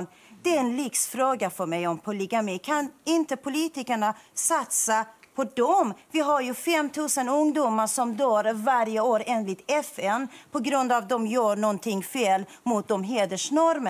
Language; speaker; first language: Swedish; non-native, fluent; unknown